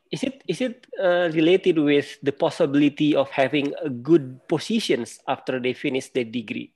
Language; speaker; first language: English; non-native, fluent; Indonesian